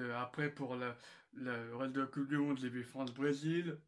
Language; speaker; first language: French; native; French